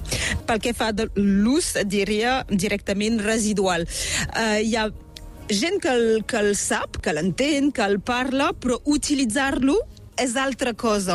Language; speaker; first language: Catalan; native; Catalan